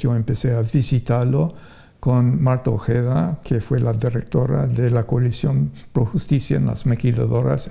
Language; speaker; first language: Spanish; non-native, fluent; English